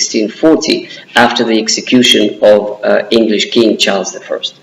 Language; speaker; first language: English; non-native, fluent; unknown